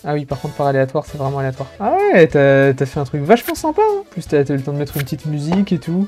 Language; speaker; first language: French; native; French